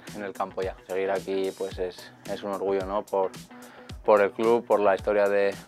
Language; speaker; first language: Spanish; native; Spanish